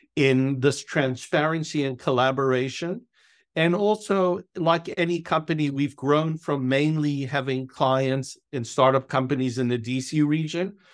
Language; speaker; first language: English; native; English